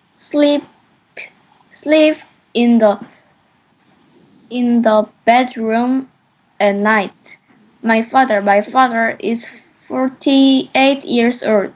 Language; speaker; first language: English; non-native, learner; Korean